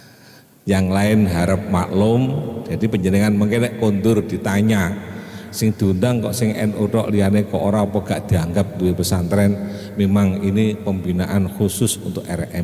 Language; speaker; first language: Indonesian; non-native, local second language; Javanese